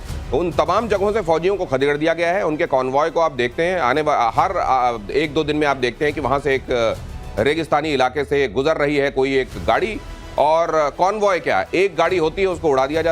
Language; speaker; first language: Hindi; native; Hindi